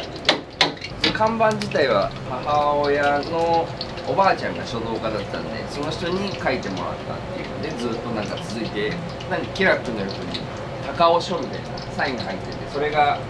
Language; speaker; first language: Japanese; native; Japanese